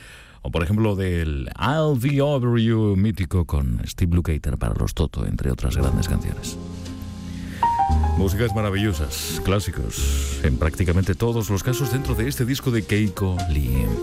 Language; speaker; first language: Spanish; native; Spanish